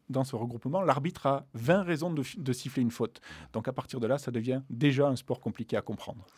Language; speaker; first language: French; native; French